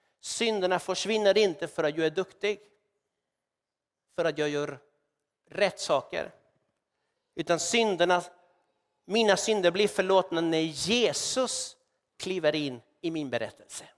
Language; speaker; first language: Swedish; non-native, fluent; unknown